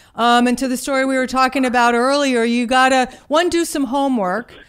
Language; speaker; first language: English; native; English